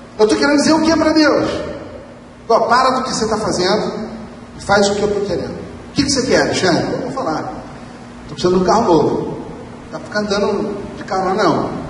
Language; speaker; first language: Portuguese; native; Portuguese